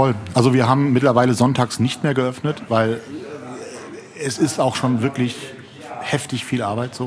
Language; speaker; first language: German; native; German